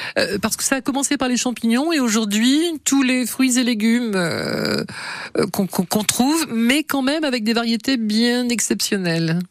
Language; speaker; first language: French; native; French